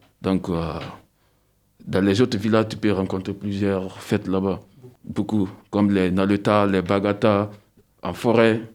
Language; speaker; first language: French; non-native, local second language; Susu